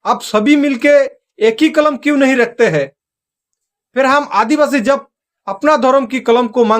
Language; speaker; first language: Hindi; non-native, local second language; Santali